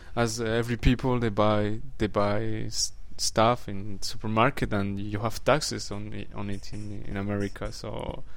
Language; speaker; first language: English; non-native, fluent; French